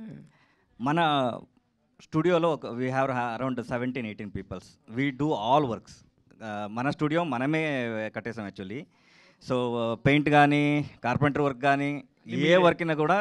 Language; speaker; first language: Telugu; non-native, learner; Kannada